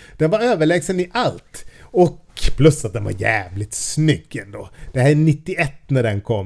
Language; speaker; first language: Swedish; native; Swedish